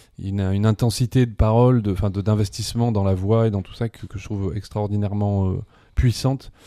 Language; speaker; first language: French; early bilingual, other home language; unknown